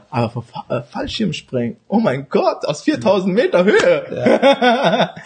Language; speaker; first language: German; early bilingual, other home language; Urdu